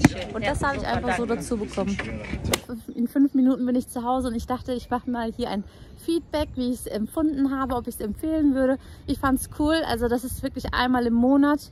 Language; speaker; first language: German; early bilingual, other home language; Turkish